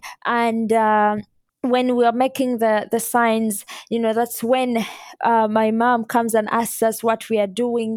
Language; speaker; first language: English; non-native, local second language; Ganda